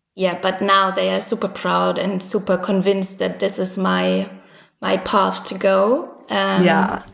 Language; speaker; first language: English; non-native, fluent; German